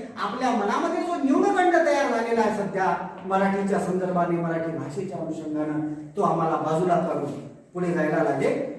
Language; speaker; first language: Marathi; native; Marathi